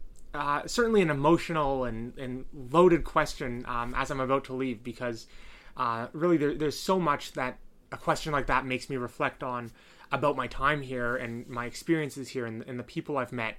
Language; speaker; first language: English; native; English